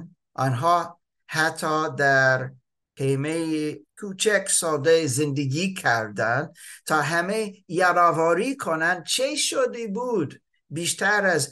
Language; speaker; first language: Persian; non-native, fluent; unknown